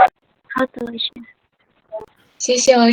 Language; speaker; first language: Chinese; non-native, learner; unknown